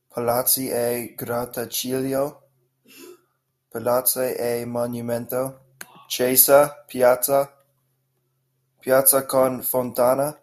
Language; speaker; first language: Italian; non-native, learner; English